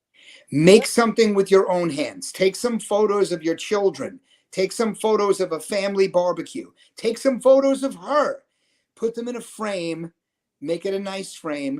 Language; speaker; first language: English; native; English